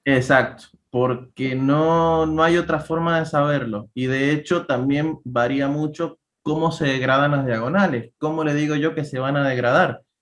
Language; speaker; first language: Spanish; native; Spanish